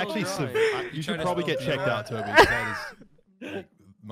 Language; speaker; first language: English; native; English